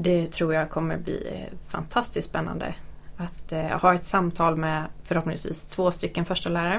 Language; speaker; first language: Swedish; native; Swedish